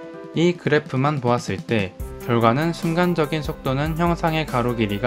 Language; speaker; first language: Korean; native; Korean